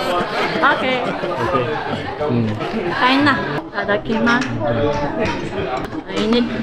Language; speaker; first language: Filipino; non-native, learner; Japanese